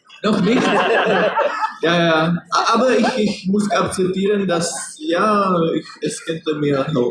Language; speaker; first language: German; non-native, learner; Czech